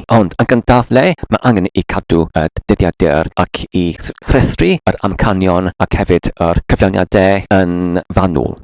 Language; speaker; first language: Welsh; non-native, learner; English